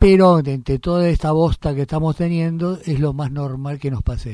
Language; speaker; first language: Spanish; native; Spanish